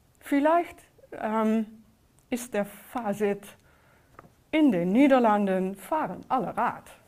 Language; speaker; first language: German; non-native, fluent; Dutch